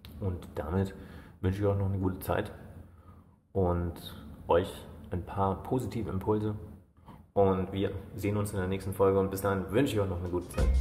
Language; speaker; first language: German; early bilingual, other home language; Romanian